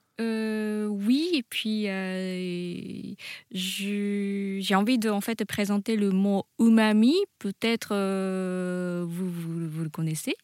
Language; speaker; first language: French; non-native, fluent; Japanese